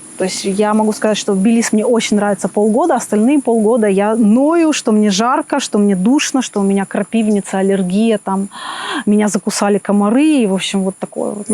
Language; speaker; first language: Russian; native; Russian